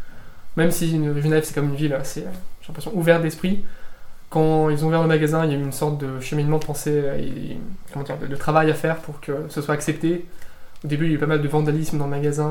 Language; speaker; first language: French; native; French